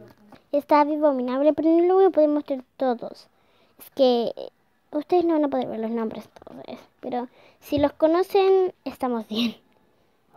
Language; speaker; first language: Spanish; native; Spanish